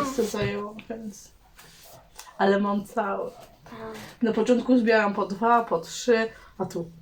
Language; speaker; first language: Polish; native; Polish